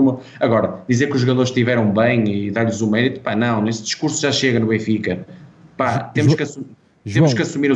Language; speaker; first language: Portuguese; native; Portuguese